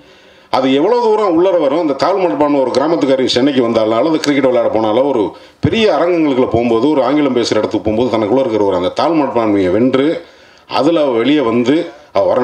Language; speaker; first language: Tamil; native; Tamil